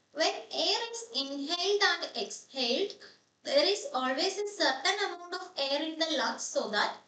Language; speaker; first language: English; non-native, local second language; Malayalam